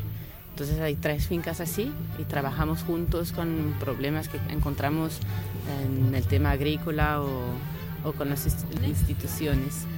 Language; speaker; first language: Spanish; non-native, fluent; French